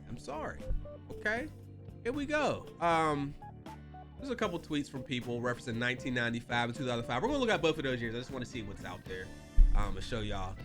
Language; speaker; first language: English; native; English